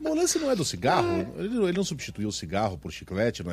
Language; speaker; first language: Portuguese; native; Portuguese